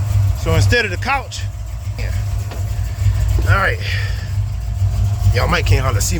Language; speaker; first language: English; native; English